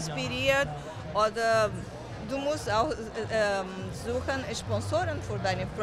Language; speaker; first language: German; non-native, fluent; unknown